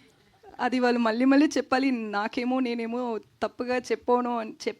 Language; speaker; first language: Telugu; non-native, learner; Tamil